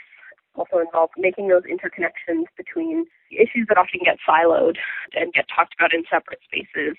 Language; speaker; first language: English; native; English